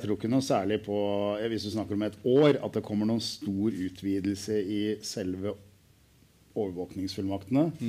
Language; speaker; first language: Norwegian; native; Norwegian